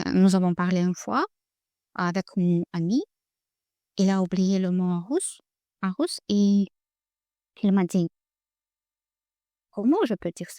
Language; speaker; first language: French; non-native, learner; Russian